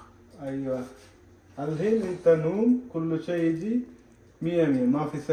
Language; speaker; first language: Arabic; non-native, learner; Bangla